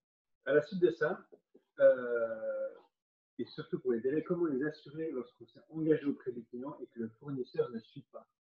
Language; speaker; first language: French; native; French